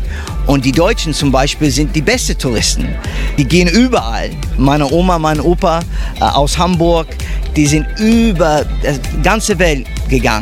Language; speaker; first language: German; early bilingual, heritage; English